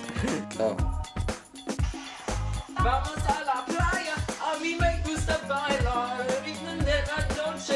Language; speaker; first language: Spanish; non-native, learner; English